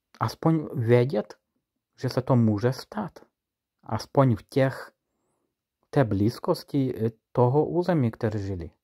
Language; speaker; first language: Czech; non-native, fluent; Ukrainian